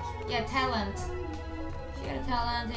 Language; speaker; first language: English; non-native, learner; Korean